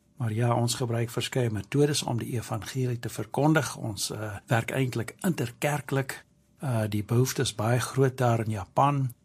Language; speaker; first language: Afrikaans; early bilingual, heritage; English